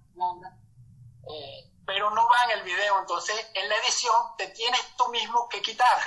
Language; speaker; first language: Spanish; native; Spanish